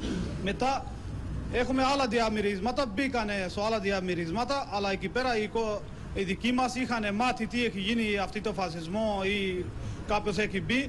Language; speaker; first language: Greek; non-native, learner; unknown